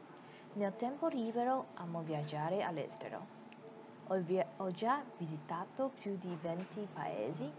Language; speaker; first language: Italian; non-native, learner; Chinese